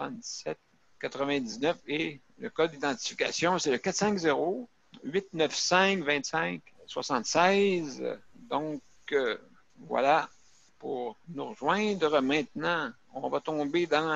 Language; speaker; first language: French; native; French